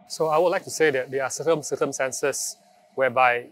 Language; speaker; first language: English; non-native, local second language; Malay